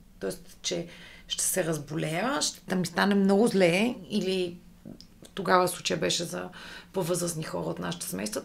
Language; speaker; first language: Bulgarian; native; Bulgarian